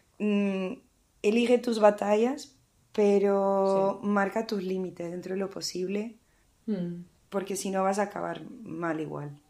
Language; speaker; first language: Spanish; early bilingual, heritage; Spanish